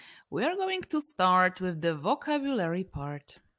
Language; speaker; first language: English; non-native, fluent; Polish